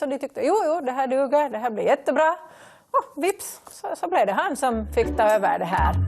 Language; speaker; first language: Swedish; native; Swedish